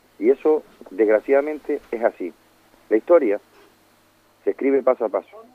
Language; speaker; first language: Spanish; native; Spanish